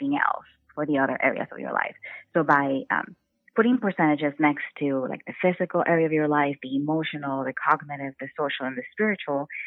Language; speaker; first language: English; native; English